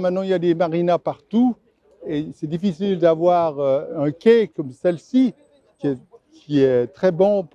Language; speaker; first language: French; non-native, fluent; English